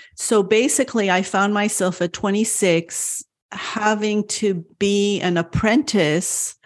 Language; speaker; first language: English; early bilingual, other home language; French